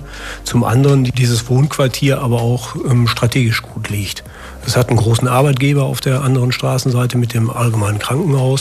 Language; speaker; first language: German; native; German